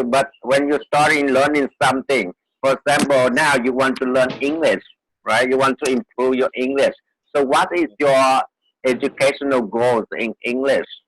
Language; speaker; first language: English; non-native, fluent; Vietnamese